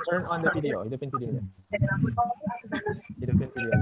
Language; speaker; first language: English; non-native, fluent; Indonesian